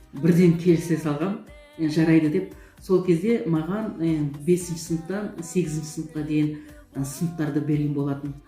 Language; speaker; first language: Kazakh; non-native, local second language; Uyghur